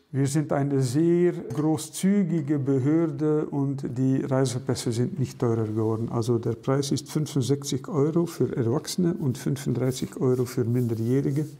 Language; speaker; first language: German; non-native, local second language; Dutch